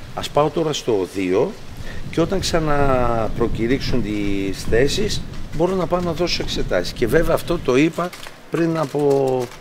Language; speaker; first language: Greek; early bilingual, other home language; English